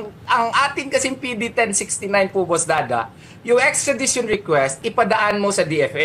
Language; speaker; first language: Filipino; native; Filipino